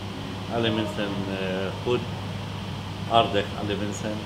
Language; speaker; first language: Dutch; non-native, learner; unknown